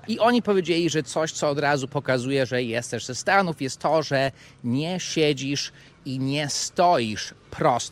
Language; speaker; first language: Polish; non-native, fluent; English